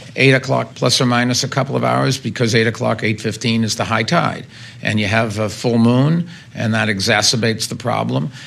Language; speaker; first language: English; native; English